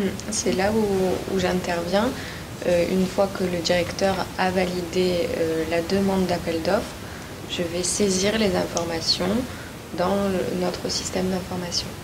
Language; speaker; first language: French; native; French